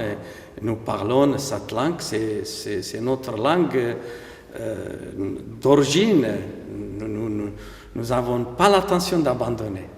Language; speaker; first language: French; non-native, fluent; Aramaic